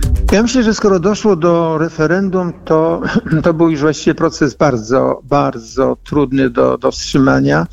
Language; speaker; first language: Polish; native; Polish